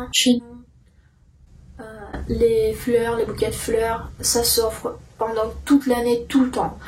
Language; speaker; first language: French; non-native, fluent; Russian